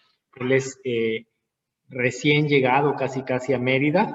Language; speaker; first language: Spanish; native; Spanish